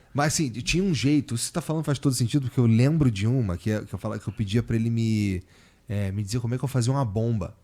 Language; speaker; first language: Portuguese; native; Portuguese